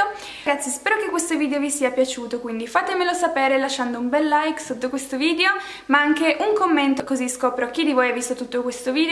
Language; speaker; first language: Italian; native; Italian